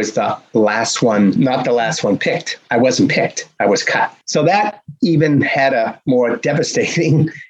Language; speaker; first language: English; native; English